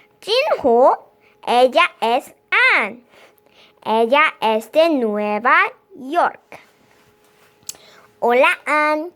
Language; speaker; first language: Spanish; non-native, learner; Korean